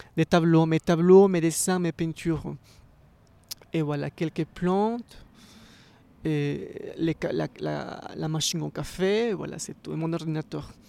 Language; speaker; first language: French; non-native, fluent; Spanish